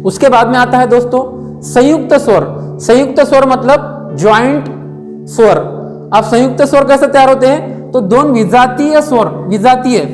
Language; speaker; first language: Hindi; non-native, local second language; Marathi